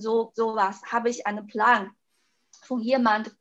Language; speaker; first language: German; non-native, fluent; Chinese